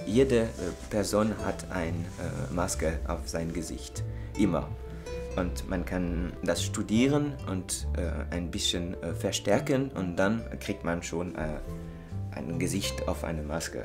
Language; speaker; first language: German; non-native, fluent; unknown